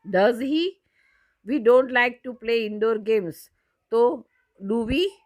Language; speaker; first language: English; non-native, local second language; Gujarati